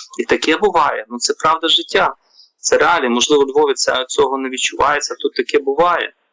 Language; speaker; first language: Ukrainian; native; Ukrainian